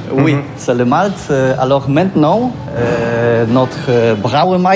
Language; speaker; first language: French; non-native, learner; Polish